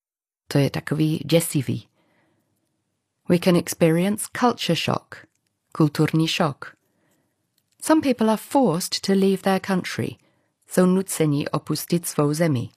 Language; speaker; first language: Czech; non-native, fluent; English